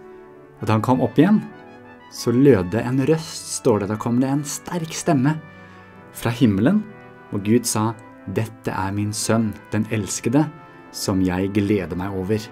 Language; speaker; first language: Norwegian; native; Norwegian